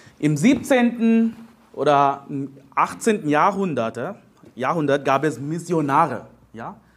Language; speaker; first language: German; non-native, fluent; Telugu